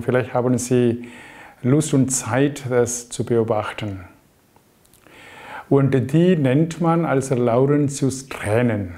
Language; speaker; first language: German; non-native, fluent; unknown